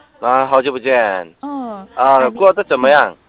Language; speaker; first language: Chinese; non-native, learner; Korean